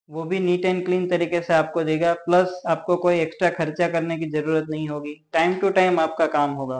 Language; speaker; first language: Hindi; non-native, local second language; Gujarati